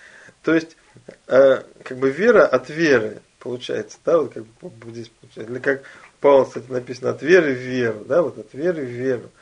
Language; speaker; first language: Russian; native; Russian